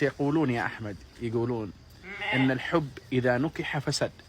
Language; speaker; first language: Arabic; native; Arabic